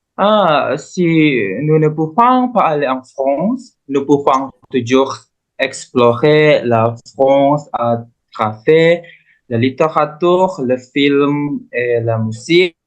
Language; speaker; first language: French; non-native, learner; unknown